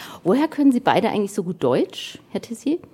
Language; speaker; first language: German; native; German